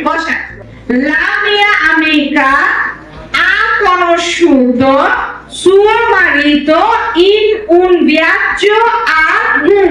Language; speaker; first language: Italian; non-native, fluent; Bangla